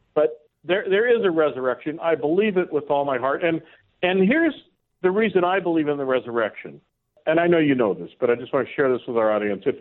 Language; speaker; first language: English; native; English